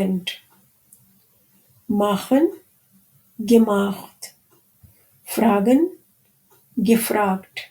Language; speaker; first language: German; non-native, fluent; Urdu